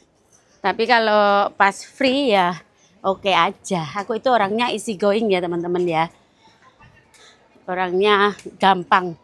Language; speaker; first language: Indonesian; non-native, local second language; Javanese